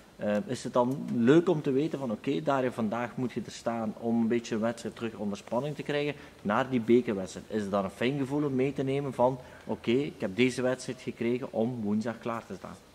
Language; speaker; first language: Dutch; native; Dutch